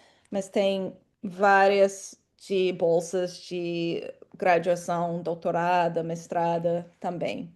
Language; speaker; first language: Portuguese; non-native, fluent; English